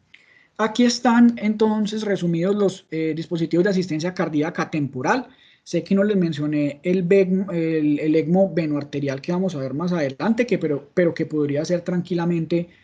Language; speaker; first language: Spanish; native; Spanish